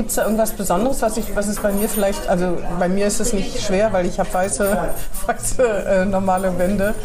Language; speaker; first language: German; native; German